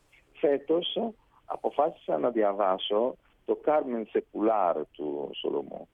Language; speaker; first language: Greek; non-native, fluent; Italian